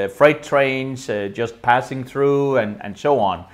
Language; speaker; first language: English; non-native, fluent; Danish